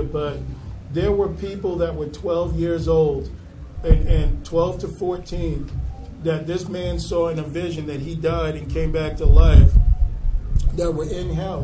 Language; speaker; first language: English; native; English